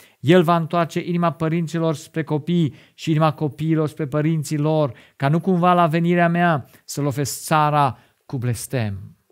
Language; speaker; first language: Romanian; non-native, fluent; German